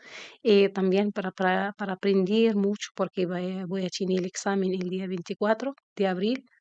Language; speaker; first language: Spanish; non-native, learner; Arabic